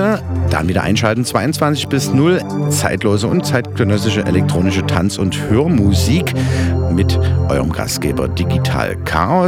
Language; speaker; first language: German; native; German